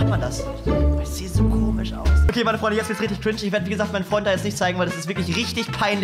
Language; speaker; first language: German; native; German